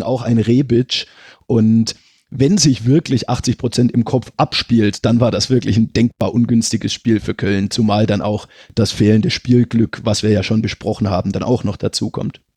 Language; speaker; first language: German; native; German